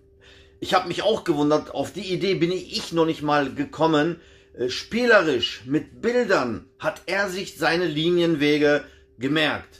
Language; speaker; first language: German; native; German